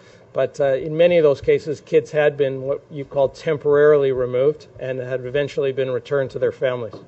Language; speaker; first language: English; native; English